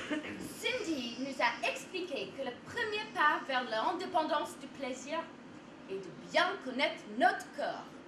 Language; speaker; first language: French; non-native, fluent; English